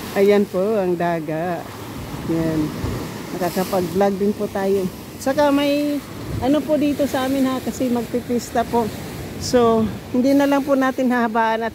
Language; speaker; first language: Filipino; non-native, local second language; Cebuano